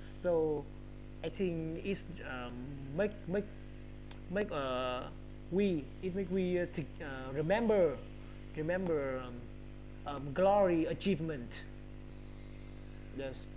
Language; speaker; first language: English; non-native, learner; Vietnamese